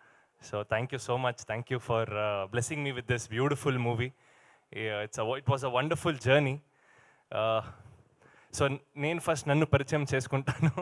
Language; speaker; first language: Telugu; non-native, learner; Kannada